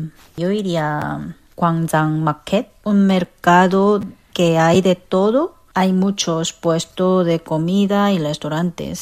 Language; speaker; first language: Spanish; non-native, fluent; Korean